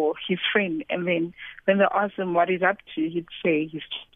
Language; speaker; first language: English; non-native, local second language; Swati